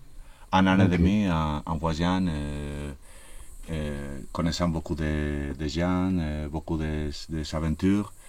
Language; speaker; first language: French; non-native, learner; Spanish